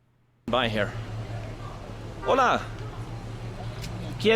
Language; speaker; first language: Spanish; non-native, learner; English